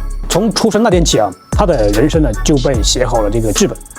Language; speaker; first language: Chinese; native; Chinese